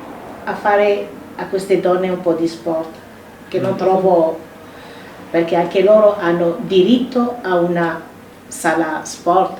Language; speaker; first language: Italian; non-native, fluent; Arabic